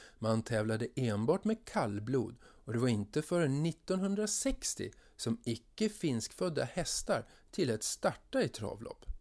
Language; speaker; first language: Swedish; native; Swedish